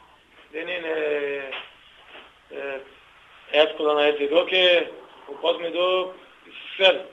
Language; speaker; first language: Greek; non-native, learner; Portuguese